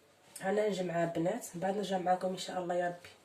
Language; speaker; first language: Arabic; native; Arabic